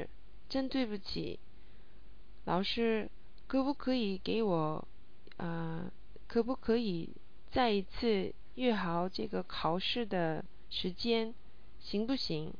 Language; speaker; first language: Chinese; non-native, learner; English